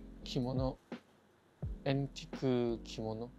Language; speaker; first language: Japanese; non-native, fluent; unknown